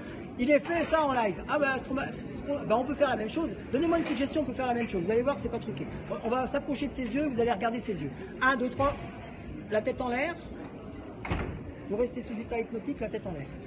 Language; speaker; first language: French; native; French